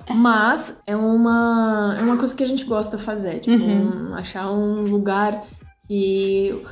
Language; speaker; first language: Portuguese; non-native, fluent; Russian